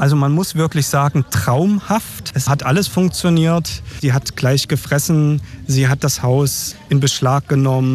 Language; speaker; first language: German; native; German